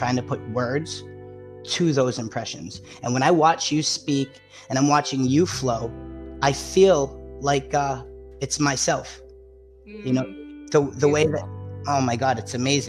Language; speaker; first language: English; native; English